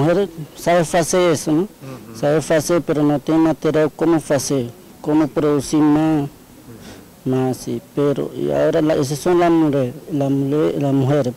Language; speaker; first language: Portuguese; non-native, learner; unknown